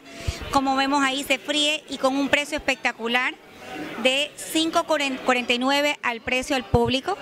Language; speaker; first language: Spanish; native; Spanish